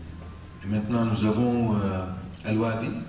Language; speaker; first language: French; non-native, learner; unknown